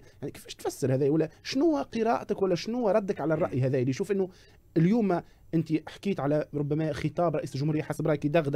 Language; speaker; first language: Arabic; native; Arabic